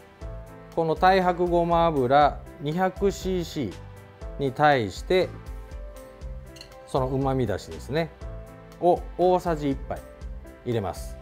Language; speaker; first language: Japanese; native; Japanese